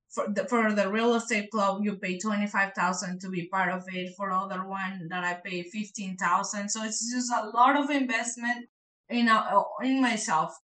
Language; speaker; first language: English; non-native, fluent; Spanish